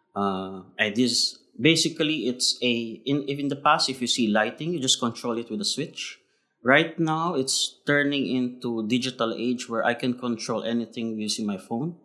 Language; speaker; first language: English; non-native, local second language; Filipino